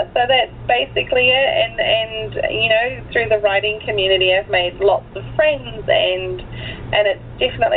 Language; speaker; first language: English; native; English